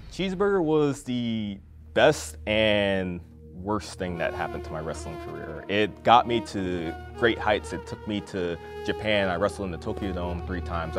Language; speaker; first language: English; native; English